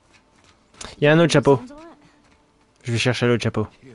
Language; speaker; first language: French; native; French